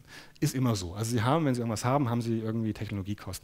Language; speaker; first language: German; native; German